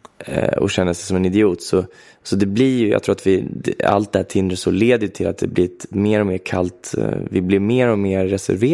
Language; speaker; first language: Swedish; native; Swedish